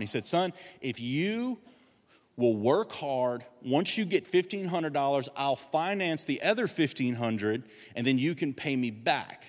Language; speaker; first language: English; native; English